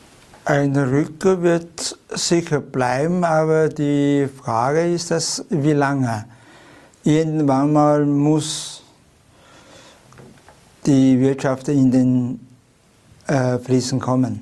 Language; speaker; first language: German; non-native, fluent; Chinese